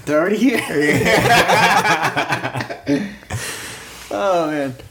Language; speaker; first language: English; native; English